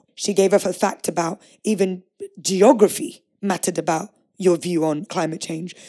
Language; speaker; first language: English; native; English